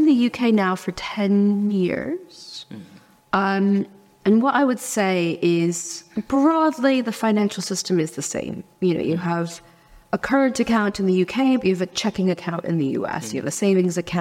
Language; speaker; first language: English; early bilingual, other home language; Chinese